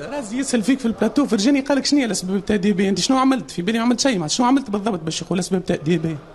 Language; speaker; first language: Arabic; native; Arabic